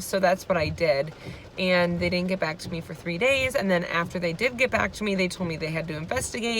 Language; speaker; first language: English; native; English